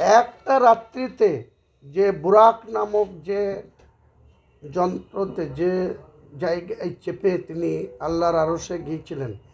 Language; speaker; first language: Bangla; native; Bangla